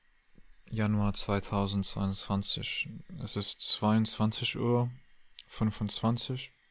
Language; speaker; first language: German; non-native, learner; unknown